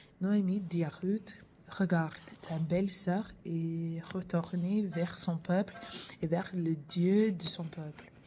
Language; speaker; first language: French; non-native, learner; English